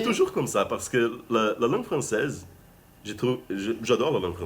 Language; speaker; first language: French; non-native, fluent; Portuguese